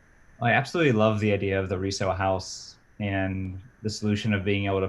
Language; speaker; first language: English; native; English